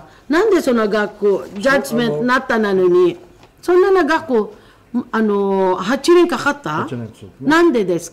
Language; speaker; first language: Japanese; non-native, fluent; Filipino